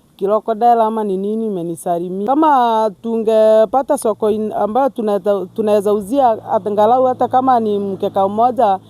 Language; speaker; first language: Swahili; non-native, local second language; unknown